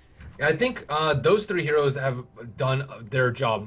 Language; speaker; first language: English; native; English